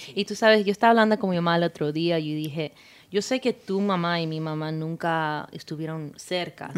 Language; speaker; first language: Spanish; early bilingual, heritage; Spanish